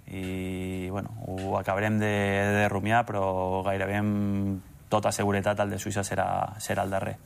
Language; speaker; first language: Catalan; native; Catalan